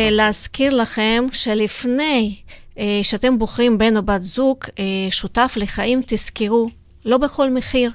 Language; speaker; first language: Hebrew; non-native, fluent; Russian